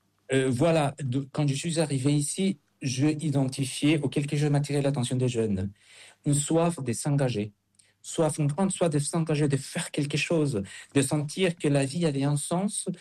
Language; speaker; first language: French; non-native, fluent; Spanish